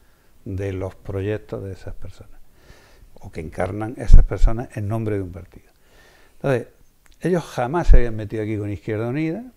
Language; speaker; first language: Spanish; native; Spanish